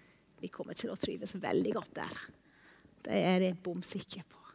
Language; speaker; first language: Norwegian; non-native, fluent; English